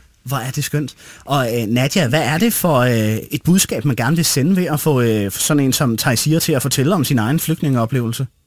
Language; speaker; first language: Danish; native; Danish